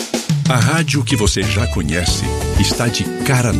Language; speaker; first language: Portuguese; native; Portuguese